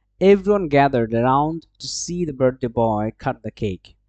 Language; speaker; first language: English; non-native, local second language; Bangla